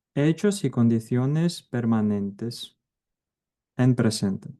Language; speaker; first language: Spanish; non-native, fluent; Ukrainian